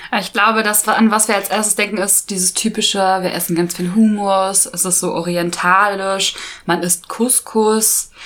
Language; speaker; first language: German; native; German